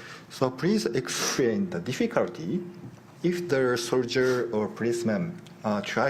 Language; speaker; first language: English; non-native, learner; Japanese